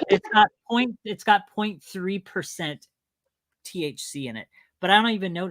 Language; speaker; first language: English; native; English